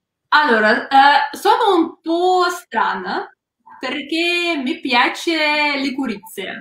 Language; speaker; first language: Italian; non-native, learner; Russian